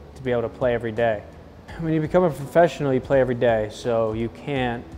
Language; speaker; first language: English; native; English